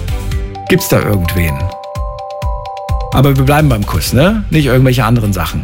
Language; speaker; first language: German; native; German